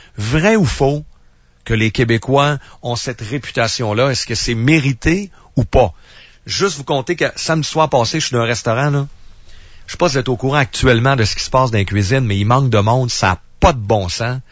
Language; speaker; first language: French; native; French